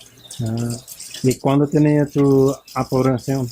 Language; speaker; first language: Spanish; non-native, learner; English